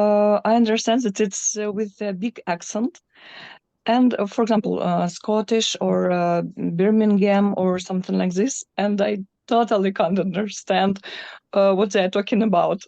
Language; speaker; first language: English; non-native, learner; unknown